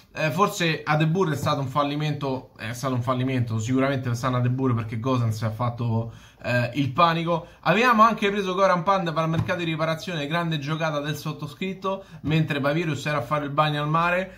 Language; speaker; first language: Italian; native; Italian